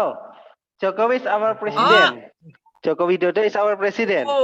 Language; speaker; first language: English; non-native, learner; Indonesian